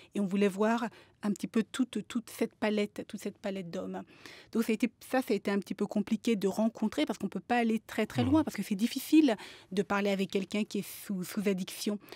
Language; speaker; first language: French; native; French